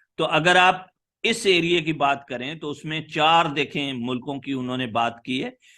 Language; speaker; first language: Urdu; native; Urdu